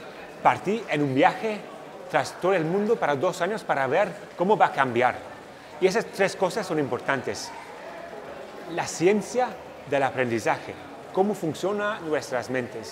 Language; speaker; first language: Spanish; non-native, fluent; English